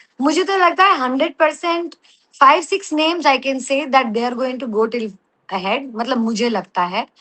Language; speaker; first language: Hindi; non-native, local second language; Telugu